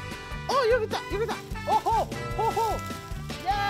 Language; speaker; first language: Korean; non-native, learner; English